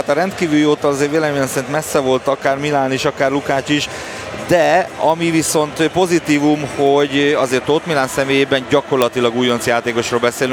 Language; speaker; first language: Hungarian; native; Hungarian